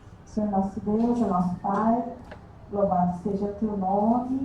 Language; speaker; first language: Portuguese; native; Portuguese